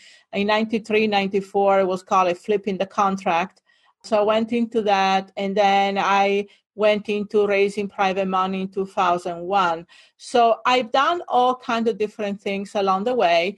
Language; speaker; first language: English; non-native, fluent; Italian